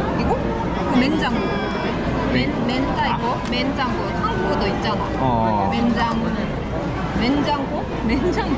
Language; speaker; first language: Korean; non-native, learner; Japanese